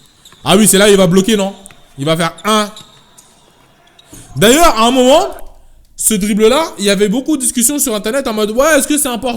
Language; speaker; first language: French; native; French